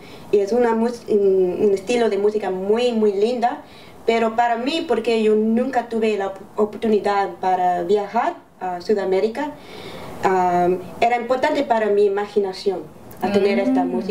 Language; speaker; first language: Spanish; early bilingual, heritage; English